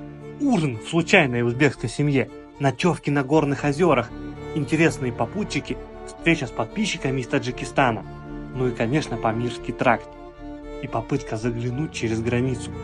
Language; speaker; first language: Russian; native; Russian